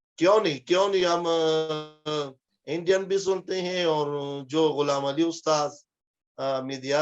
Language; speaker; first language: Hindi; non-native, fluent; Pashto